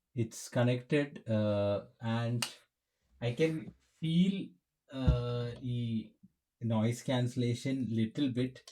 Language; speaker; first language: English; non-native, local second language; Malayalam